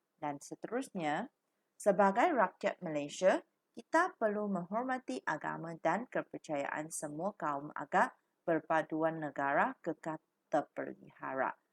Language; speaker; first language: Malay; non-native, local second language; Chinese